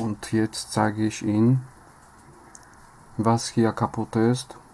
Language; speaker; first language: German; non-native, learner; Polish